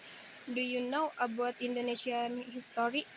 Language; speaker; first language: English; non-native, learner; Indonesian